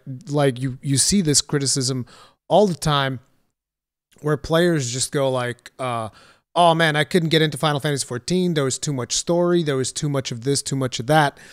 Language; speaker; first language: English; native; English